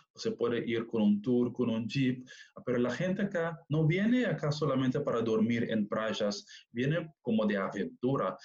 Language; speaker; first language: Spanish; non-native, fluent; Papiamento